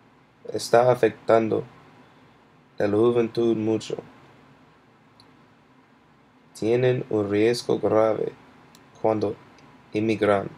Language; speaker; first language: Spanish; non-native, learner; English